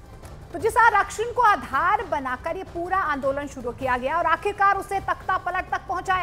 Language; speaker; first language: Hindi; native; Hindi